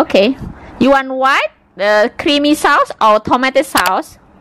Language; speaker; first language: English; non-native, learner; Indonesian